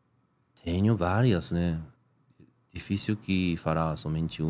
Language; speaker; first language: Portuguese; non-native, learner; Japanese